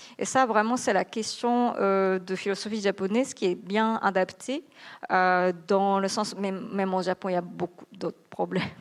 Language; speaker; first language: French; non-native, fluent; Japanese